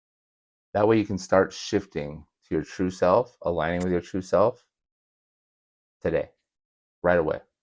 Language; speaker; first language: English; native; English